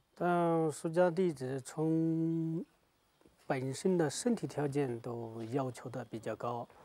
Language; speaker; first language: Chinese; native; Chinese